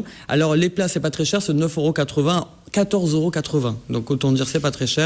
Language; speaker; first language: French; native; French